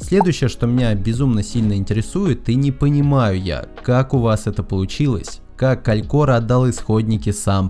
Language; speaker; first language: Russian; native; Russian